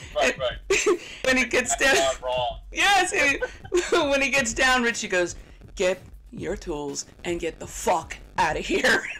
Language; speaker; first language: English; native; English